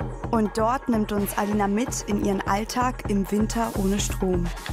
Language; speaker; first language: German; native; German